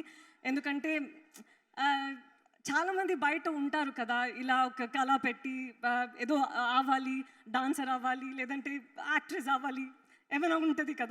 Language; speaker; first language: Telugu; non-native, fluent; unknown